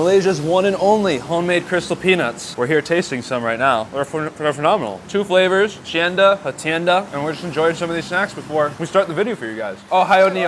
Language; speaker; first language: English; native; English